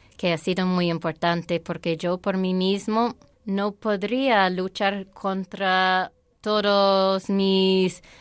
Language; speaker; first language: Spanish; non-native, fluent; English